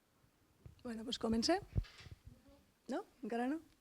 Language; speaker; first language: Catalan; native; Catalan